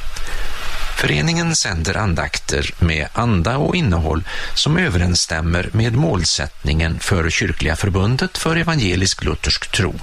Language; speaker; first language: Swedish; native; Swedish